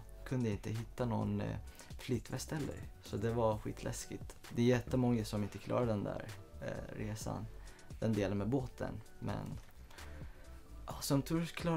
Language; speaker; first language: Swedish; non-native, fluent; Persian